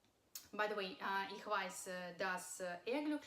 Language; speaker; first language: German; non-native, fluent; Russian